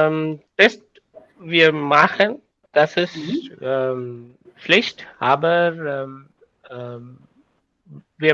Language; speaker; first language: German; non-native, learner; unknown